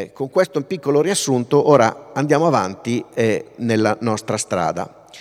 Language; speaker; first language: Italian; native; Italian